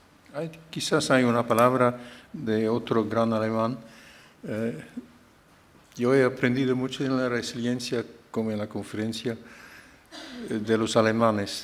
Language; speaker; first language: Spanish; non-native, fluent; Dutch